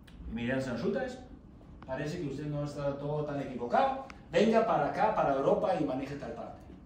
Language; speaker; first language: Spanish; non-native, fluent; German